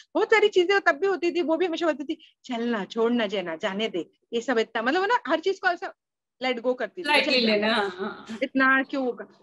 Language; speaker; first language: Hindi; native; Hindi